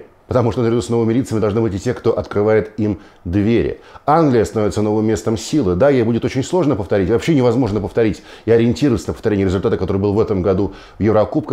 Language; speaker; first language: Russian; native; Russian